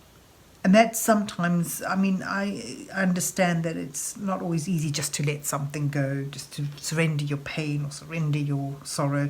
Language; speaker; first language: English; native; English